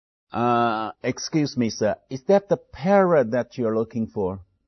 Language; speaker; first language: English; non-native, fluent; Chinese